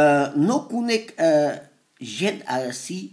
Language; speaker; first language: Catalan; non-native, learner; Spanish